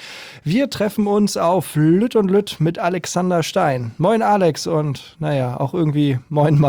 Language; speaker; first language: German; native; German